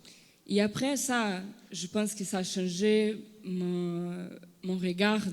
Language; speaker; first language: French; non-native, learner; Portuguese